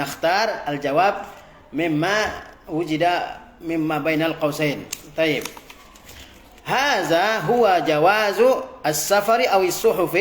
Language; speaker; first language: Arabic; non-native, fluent; Indonesian